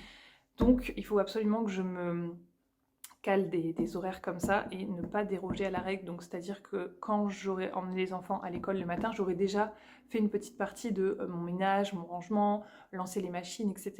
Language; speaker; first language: French; native; French